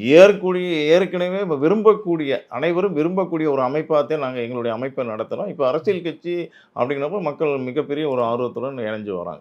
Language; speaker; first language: Tamil; native; Tamil